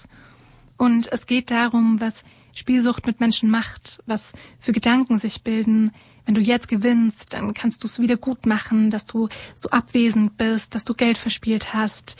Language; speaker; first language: German; native; German